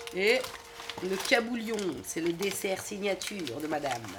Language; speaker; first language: French; non-native, fluent; Persian